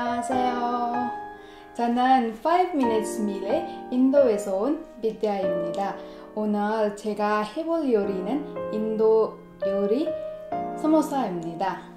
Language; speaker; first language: Korean; non-native, fluent; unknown